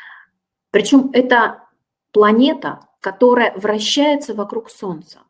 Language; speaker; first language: Russian; native; Russian